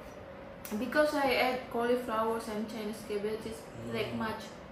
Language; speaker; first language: English; non-native, learner; Indonesian